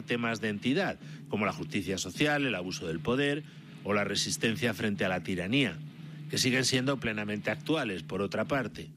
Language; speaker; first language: Spanish; native; Spanish